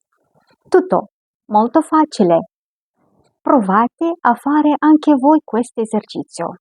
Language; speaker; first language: Italian; non-native, fluent; Romanian